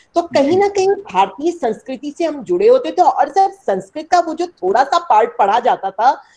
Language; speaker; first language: Hindi; native; Hindi